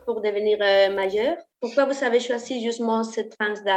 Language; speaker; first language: French; non-native, fluent; Spanish